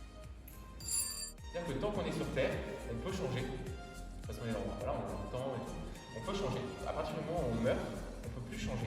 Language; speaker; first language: French; native; French